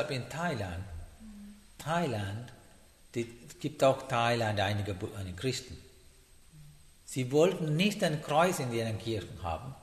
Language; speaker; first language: German; non-native, learner; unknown